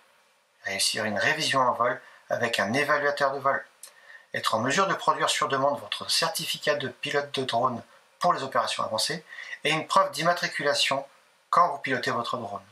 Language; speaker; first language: French; native; French